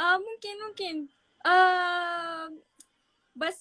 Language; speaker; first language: Arabic; non-native, learner; Malay